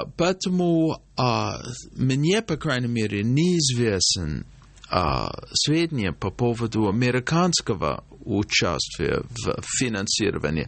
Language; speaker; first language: Russian; non-native, fluent; English